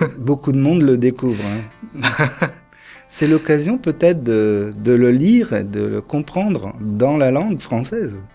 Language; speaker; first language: French; native; French